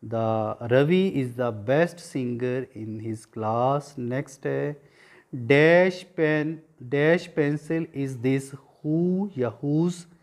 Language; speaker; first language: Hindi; non-native, local second language; Punjabi